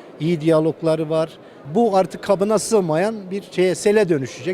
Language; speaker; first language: Turkish; native; Turkish